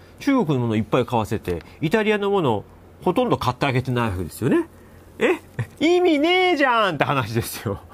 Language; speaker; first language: Japanese; native; Japanese